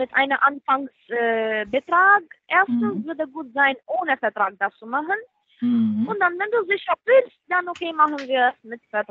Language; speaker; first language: German; non-native, fluent; Spanish